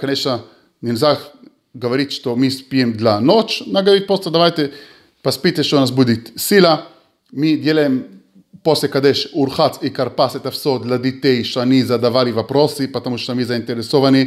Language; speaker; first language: Russian; early bilingual, heritage; Hebrew